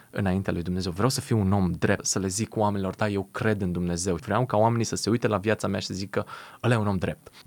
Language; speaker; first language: Romanian; native; Romanian